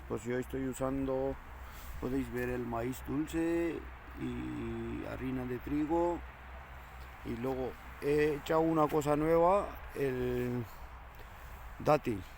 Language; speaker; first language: Spanish; non-native, fluent; Punjabi